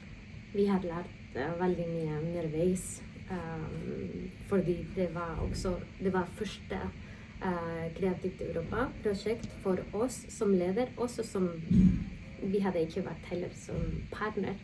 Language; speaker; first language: Norwegian; non-native, fluent; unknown